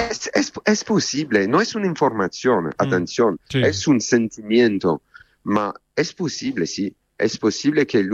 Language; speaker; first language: Spanish; non-native, fluent; Italian